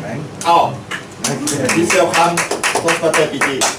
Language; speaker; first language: English; non-native, learner; Thai